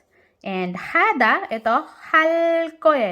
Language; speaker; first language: Korean; non-native, fluent; Filipino